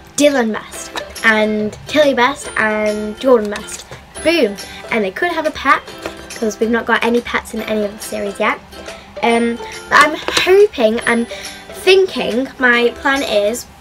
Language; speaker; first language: English; native; English